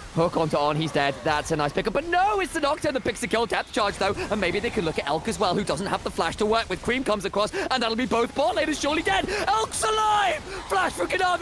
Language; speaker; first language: English; native; English